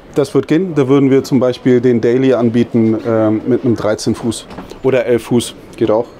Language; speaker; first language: German; native; German